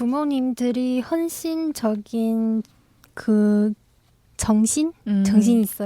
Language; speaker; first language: Korean; non-native, fluent; Chinese